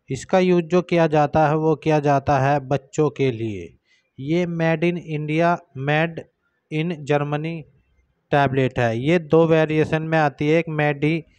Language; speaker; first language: Hindi; native; Hindi